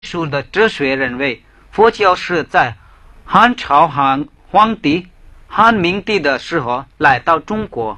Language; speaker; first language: Chinese; non-native, fluent; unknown